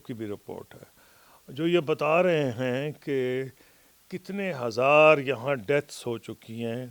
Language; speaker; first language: Urdu; native; Urdu